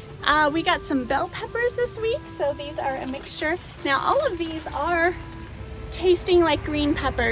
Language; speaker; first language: English; native; English